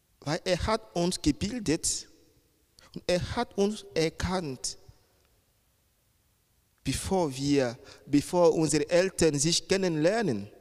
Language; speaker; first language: German; non-native, fluent; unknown